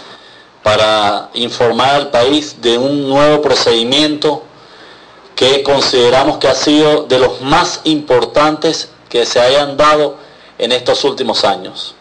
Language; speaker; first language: Spanish; native; Spanish